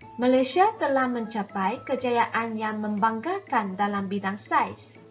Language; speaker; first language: Malay; non-native, local second language; Chinese